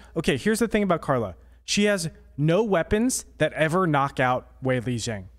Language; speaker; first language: English; native; English